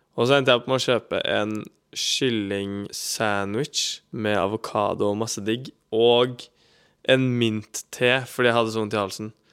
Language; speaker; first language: Norwegian; native; Norwegian